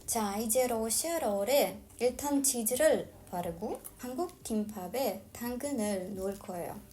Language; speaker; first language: Korean; non-native, fluent; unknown